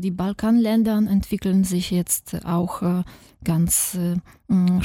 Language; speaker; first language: German; non-native, fluent; Polish